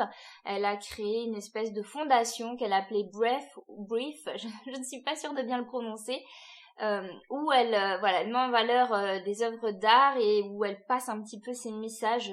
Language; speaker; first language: French; native; French